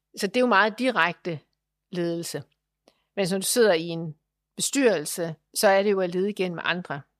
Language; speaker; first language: Danish; native; Danish